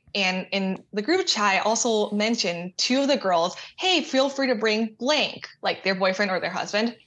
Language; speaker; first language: English; native; English